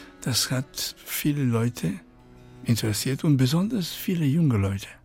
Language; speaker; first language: German; non-native, fluent; Catalan